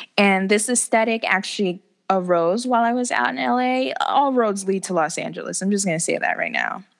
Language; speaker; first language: English; native; English